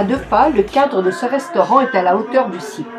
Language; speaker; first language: French; native; French